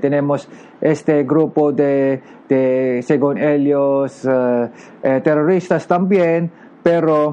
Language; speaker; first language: Spanish; non-native, learner; Filipino